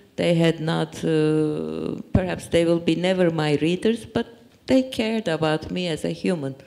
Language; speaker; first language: English; non-native, fluent; Turkish